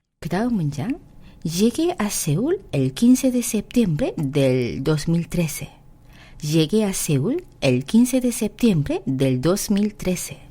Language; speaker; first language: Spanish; non-native, fluent; Korean